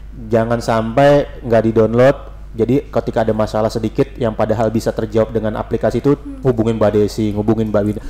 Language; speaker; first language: Indonesian; native; Indonesian